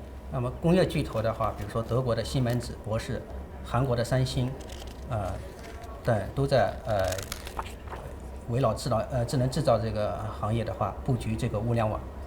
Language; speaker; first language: Chinese; native; Chinese